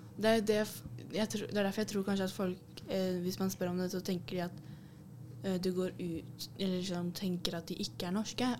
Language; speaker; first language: Norwegian; native; Norwegian